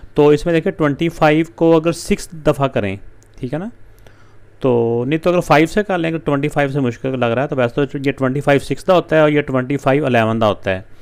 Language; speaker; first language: Urdu; non-native, local second language; Punjabi